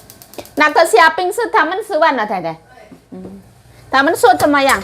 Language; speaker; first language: Chinese; non-native, learner; Indonesian